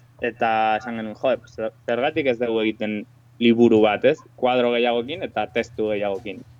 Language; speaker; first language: Basque; non-native, local second language; Spanish